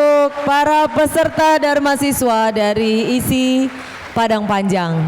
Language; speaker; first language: Indonesian; native; Indonesian